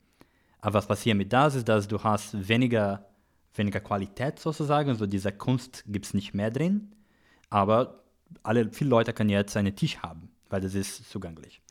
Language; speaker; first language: German; non-native, learner; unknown